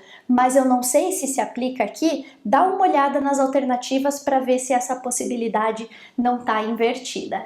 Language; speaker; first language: Portuguese; native; Portuguese